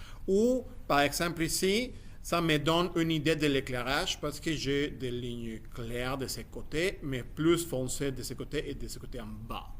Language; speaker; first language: French; non-native, fluent; Spanish